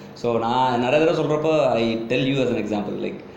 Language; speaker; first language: English; non-native, local second language; Tamil